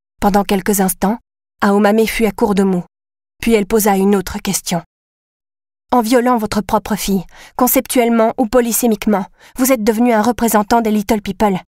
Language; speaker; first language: French; native; French